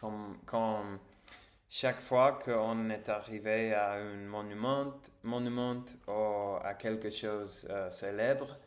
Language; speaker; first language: French; non-native, learner; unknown